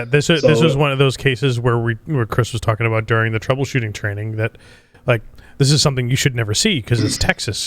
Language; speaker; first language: English; native; English